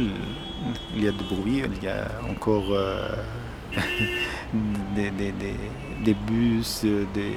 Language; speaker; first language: French; non-native, learner; Arabic